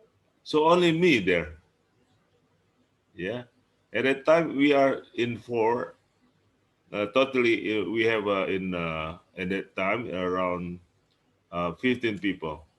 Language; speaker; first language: English; non-native, learner; Indonesian